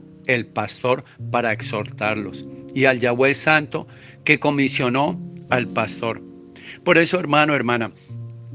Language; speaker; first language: Spanish; native; Spanish